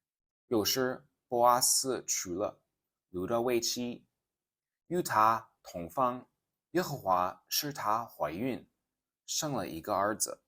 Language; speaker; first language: Chinese; non-native, fluent; English